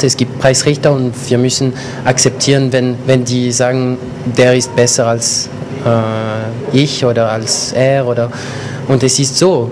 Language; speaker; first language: German; non-native, local second language; French